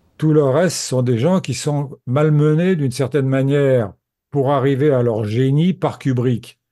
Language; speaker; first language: French; native; French